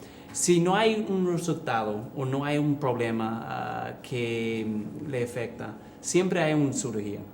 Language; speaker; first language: Spanish; early bilingual, heritage; English